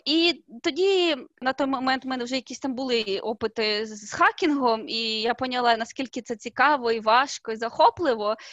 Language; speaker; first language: Ukrainian; native; Ukrainian